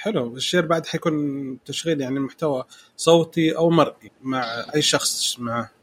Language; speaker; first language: Arabic; native; Arabic